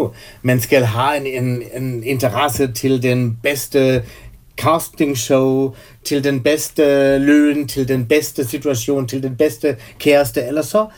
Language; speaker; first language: Danish; non-native, fluent; German